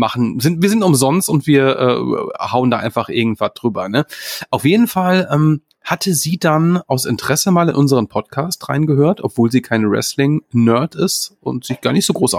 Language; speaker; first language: German; native; German